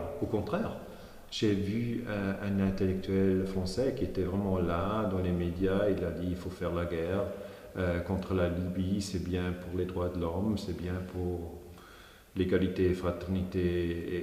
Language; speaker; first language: French; non-native, local second language; German